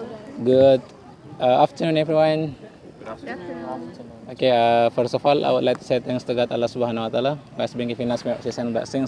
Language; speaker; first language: English; non-native, learner; Indonesian